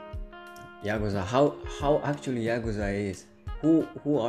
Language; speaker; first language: English; non-native, fluent; Indonesian